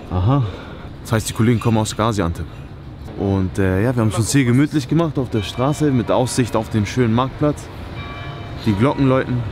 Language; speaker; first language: German; native; German